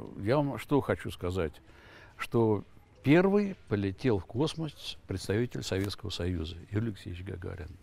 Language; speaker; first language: Russian; native; Russian